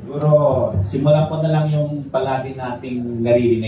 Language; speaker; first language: Filipino; native; Filipino